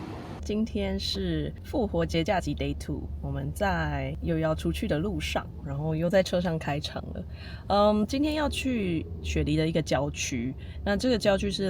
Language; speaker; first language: Chinese; non-native, fluent; Serbian